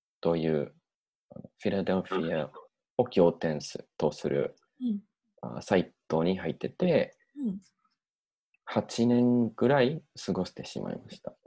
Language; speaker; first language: Japanese; non-native, learner; English